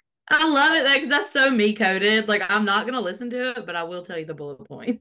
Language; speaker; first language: English; native; English